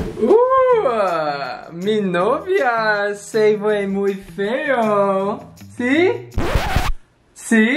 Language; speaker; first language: Spanish; non-native, learner; English